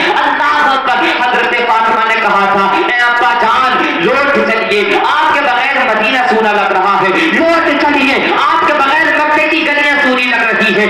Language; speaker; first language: Urdu; native; Urdu